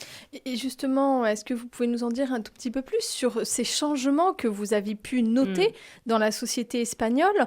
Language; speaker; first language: French; native; French